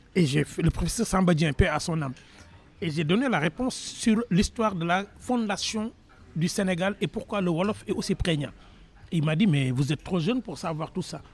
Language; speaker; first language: French; non-native, local second language; Wolof